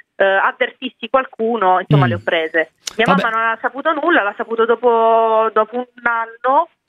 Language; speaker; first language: Italian; native; Italian